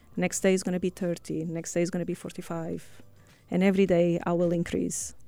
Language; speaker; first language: English; non-native, fluent; Portuguese